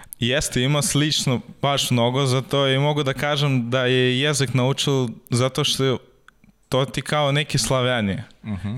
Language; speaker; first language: Serbian; non-native, learner; Russian